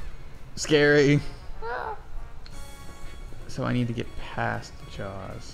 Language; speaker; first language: English; native; English